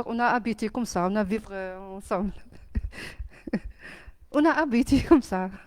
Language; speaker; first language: French; non-native, learner; Arabic